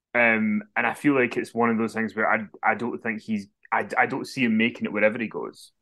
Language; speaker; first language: English; native; English